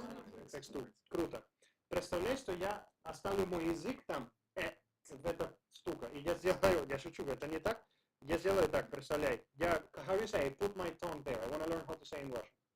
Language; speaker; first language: Russian; non-native, learner; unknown